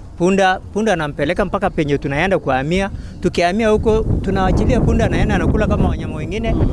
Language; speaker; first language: Swahili; non-native, local second language; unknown